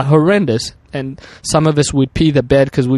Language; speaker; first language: English; early bilingual, other home language; Arabic